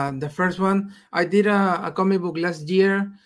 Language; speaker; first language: English; non-native, fluent; Spanish